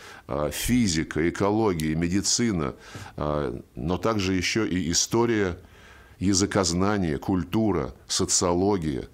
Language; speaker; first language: Russian; native; Russian